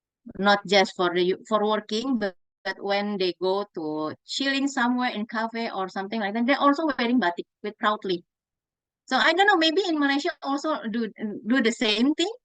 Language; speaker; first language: English; non-native, fluent; Indonesian